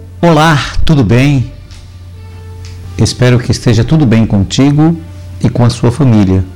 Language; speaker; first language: Portuguese; native; Portuguese